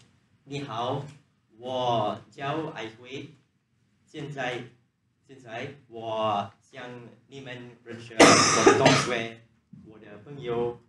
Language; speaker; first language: Chinese; non-native, learner; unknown